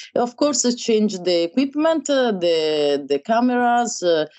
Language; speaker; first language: English; non-native, learner; Italian